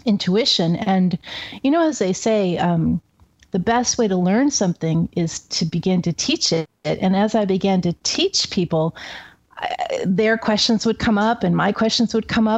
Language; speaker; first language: English; native; English